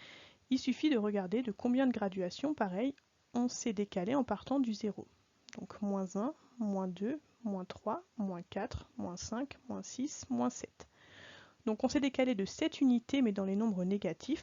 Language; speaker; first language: French; native; French